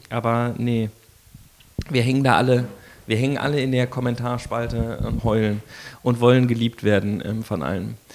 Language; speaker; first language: German; native; German